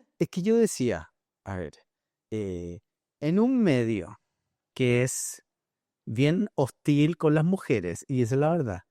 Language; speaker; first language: Spanish; native; Spanish